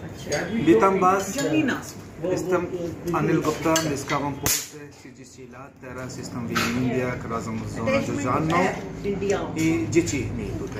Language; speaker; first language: Polish; non-native, fluent; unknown